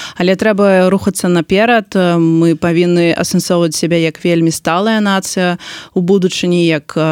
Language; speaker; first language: Belarusian; non-native, local second language; Russian